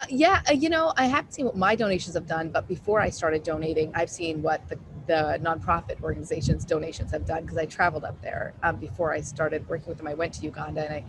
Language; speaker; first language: English; native; English